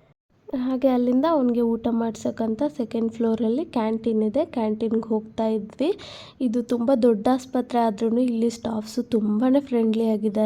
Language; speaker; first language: Kannada; native; Kannada